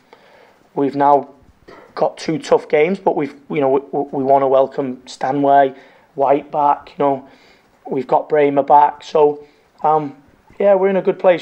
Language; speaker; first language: English; native; English